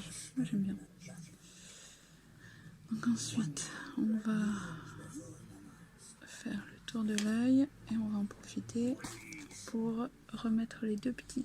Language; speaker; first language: French; native; French